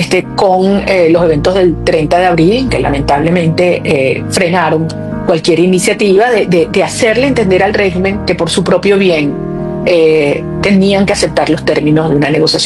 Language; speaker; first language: Spanish; native; Spanish